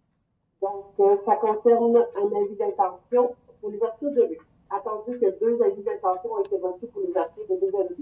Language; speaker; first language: French; native; French